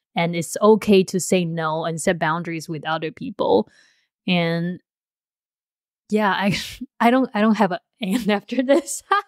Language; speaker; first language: English; non-native, fluent; Chinese